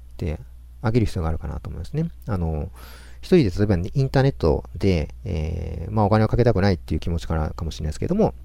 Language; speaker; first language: Japanese; native; Japanese